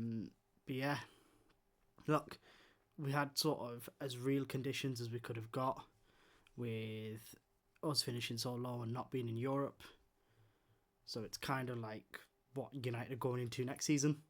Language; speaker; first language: English; native; English